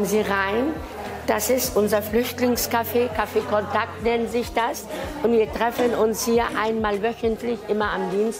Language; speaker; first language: German; non-native, fluent; Turkish